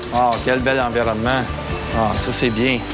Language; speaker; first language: French; native; French